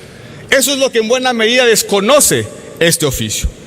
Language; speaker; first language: Spanish; native; Spanish